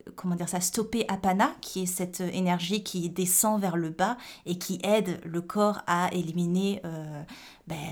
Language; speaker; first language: French; native; French